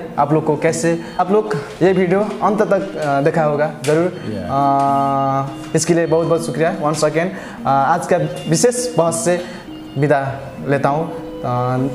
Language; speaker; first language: Hindi; non-native, learner; Nepali